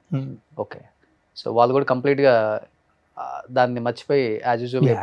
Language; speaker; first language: Telugu; native; Telugu